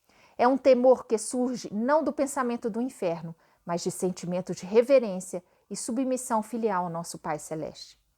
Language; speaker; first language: Portuguese; native; Portuguese